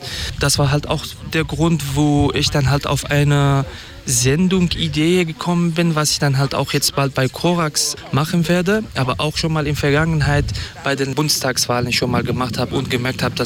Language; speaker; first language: German; non-native, fluent; Kurdish